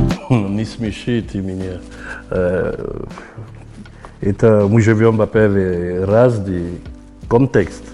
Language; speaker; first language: Russian; non-native, fluent; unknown